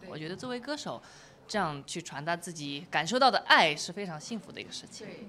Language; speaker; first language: Chinese; native; Chinese